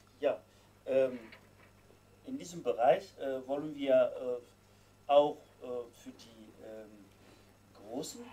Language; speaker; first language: German; non-native, fluent; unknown